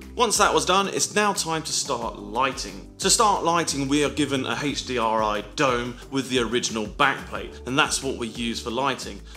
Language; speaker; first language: English; native; English